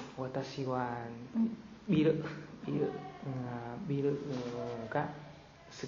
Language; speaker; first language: Japanese; non-native, learner; Vietnamese